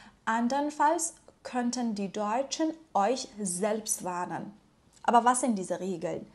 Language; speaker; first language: German; non-native, fluent; Persian